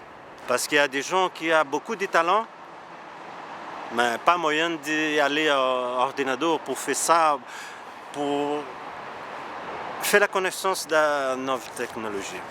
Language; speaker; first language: French; non-native, learner; Portuguese